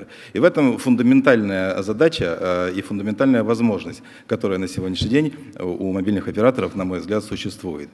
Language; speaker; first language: Russian; native; Russian